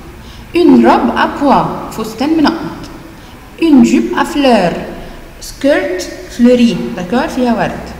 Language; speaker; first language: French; non-native, fluent; Arabic